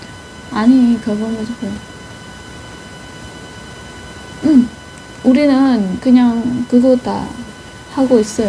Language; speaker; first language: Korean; non-native, learner; Indonesian